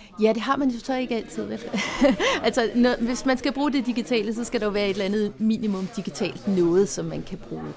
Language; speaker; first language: Danish; native; Danish